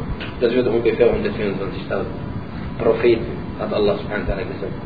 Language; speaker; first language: German; non-native, learner; Arabic